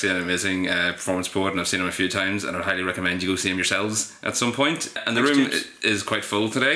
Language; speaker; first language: English; native; English